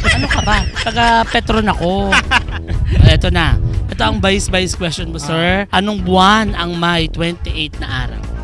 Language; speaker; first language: Filipino; native; Filipino